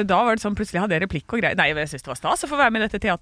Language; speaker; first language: Norwegian; native; Norwegian